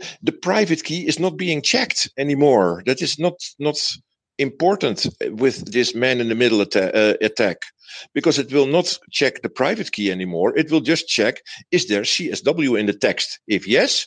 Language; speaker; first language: English; non-native, fluent; Dutch